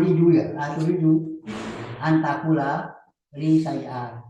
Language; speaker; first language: Arabic; non-native, learner; Indonesian